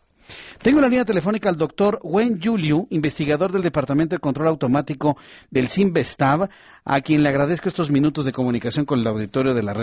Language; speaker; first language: Spanish; native; Spanish